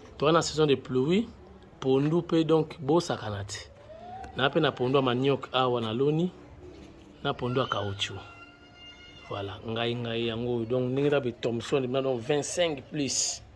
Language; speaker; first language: Lingala; non-native, local second language; Kongo